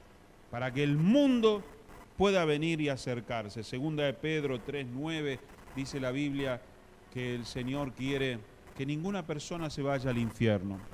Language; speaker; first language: Spanish; native; Spanish